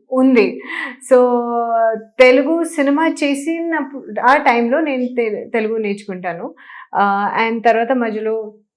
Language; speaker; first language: Telugu; non-native, local second language; Hindi